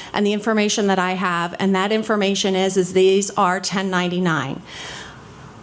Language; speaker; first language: English; native; English